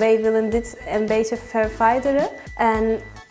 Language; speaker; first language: Dutch; non-native, learner; Turkish